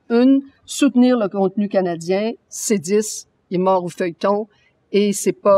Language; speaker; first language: French; native; French